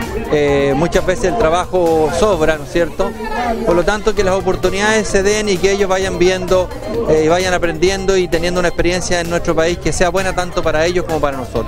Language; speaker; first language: Spanish; native; Spanish